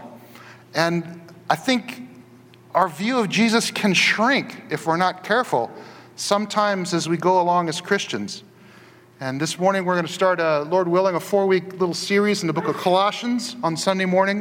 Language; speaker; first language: English; native; English